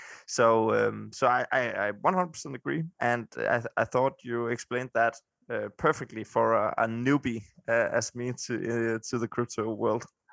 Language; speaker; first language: English; non-native, fluent; Danish